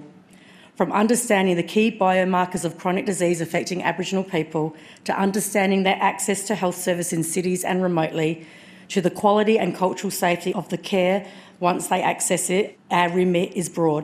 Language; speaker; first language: English; native; English